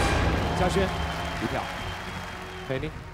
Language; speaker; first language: Chinese; native; Chinese